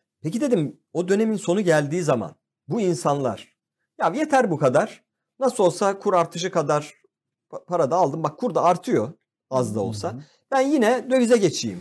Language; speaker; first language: Turkish; native; Turkish